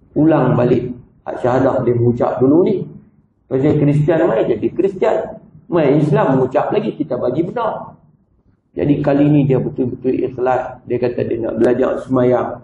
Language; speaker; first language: Malay; native; Malay